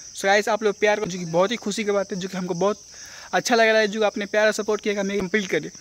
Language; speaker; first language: Hindi; native; Hindi